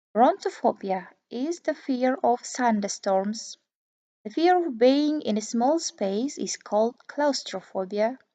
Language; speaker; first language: English; non-native, fluent; Kazakh